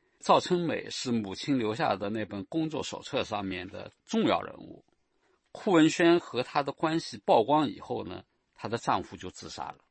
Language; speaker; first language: Chinese; native; Chinese